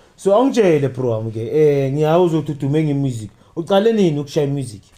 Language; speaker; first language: Zulu; non-native, local second language; Tswana